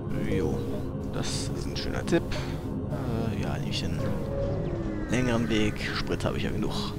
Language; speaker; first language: German; native; German